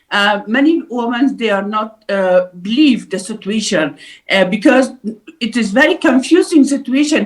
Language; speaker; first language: English; non-native, learner; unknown